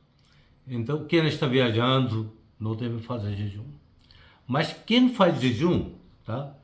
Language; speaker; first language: Portuguese; non-native, fluent; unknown